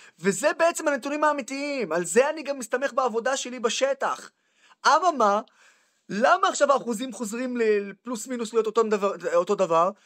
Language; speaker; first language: Hebrew; non-native, local second language; Arabic